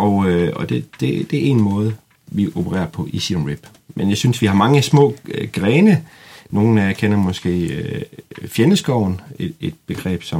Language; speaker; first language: Danish; native; Danish